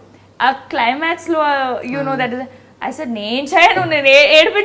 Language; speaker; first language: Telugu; non-native, fluent; Hindi